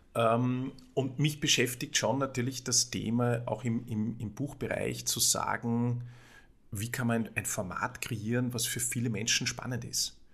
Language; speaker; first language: German; native; German